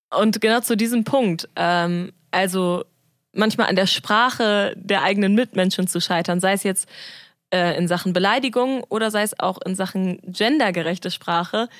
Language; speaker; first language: German; native; German